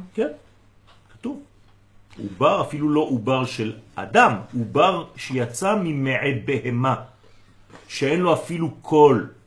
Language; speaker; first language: Hebrew; non-native, fluent; French